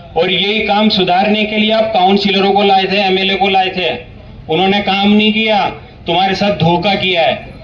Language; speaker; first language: Hindi; non-native, local second language; Gujarati